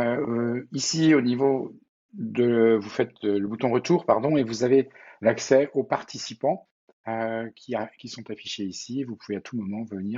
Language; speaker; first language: French; native; French